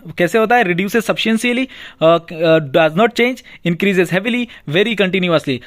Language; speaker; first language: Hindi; non-native, local second language; Bangla